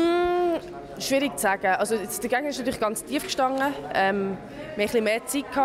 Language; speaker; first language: German; native; German